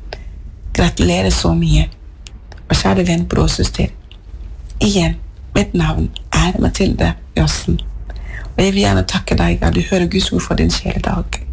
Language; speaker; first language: Swedish; non-native, learner; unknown